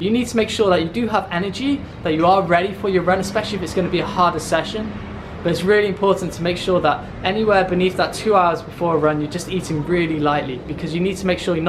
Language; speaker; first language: English; native; English